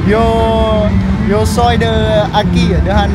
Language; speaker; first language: Spanish; non-native, learner; Vietnamese